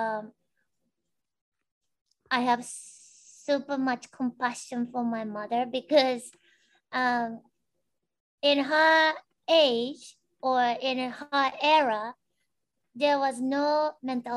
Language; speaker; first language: English; non-native, fluent; Japanese